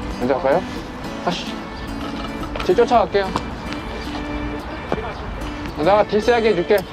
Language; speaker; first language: Korean; native; Korean